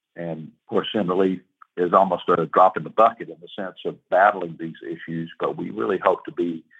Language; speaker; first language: English; native; English